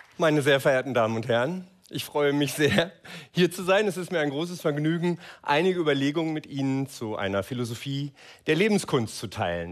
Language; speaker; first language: German; native; German